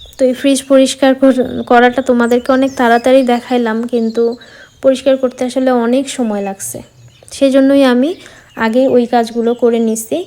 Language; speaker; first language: Bangla; native; Bangla